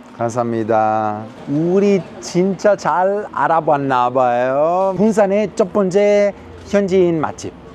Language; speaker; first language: Korean; non-native, fluent; Italian